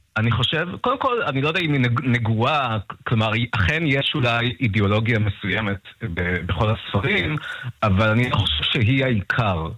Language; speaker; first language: Hebrew; early bilingual, other home language; Russian